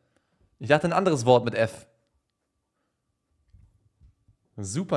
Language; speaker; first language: German; native; German